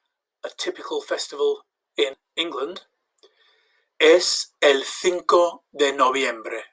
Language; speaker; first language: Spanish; non-native, fluent; English